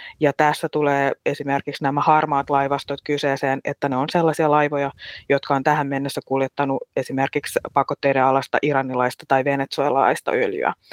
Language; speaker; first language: Finnish; native; Finnish